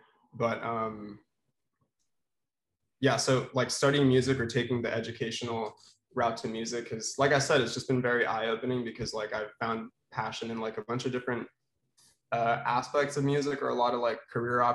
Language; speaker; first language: English; non-native, local second language; Filipino